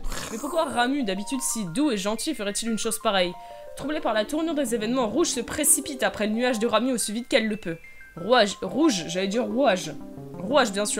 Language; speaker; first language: French; native; French